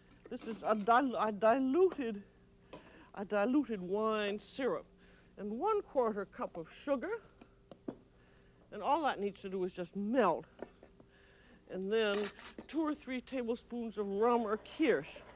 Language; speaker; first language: English; native; English